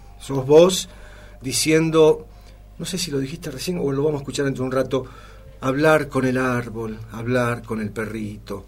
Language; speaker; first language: Spanish; native; Spanish